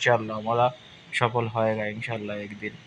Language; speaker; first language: Hindi; non-native, learner; Bangla